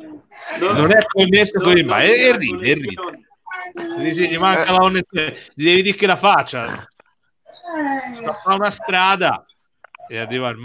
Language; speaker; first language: Italian; native; Italian